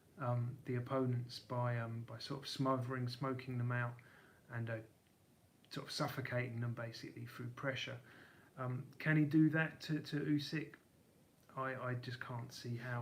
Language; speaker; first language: English; native; English